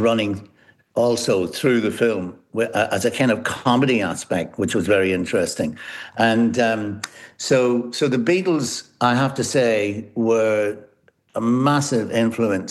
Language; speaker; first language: English; native; English